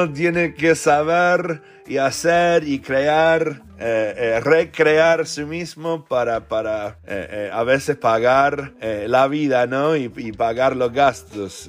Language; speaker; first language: Spanish; non-native, fluent; English